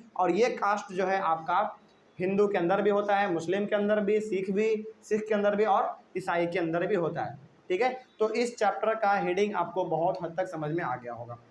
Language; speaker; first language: Hindi; native; Hindi